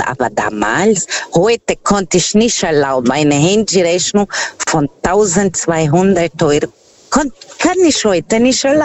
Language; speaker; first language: German; non-native, fluent; Portuguese